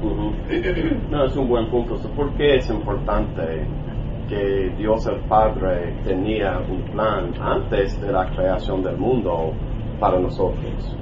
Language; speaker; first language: Spanish; non-native, learner; English